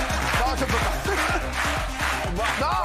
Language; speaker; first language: French; native; French